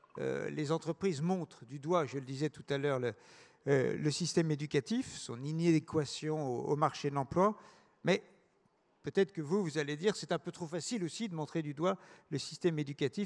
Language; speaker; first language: French; native; French